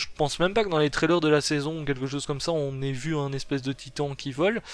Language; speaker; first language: French; native; French